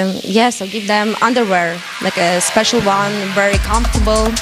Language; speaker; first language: English; non-native, local second language; Ukrainian